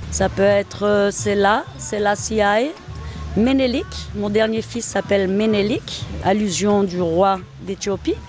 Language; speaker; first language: French; native; French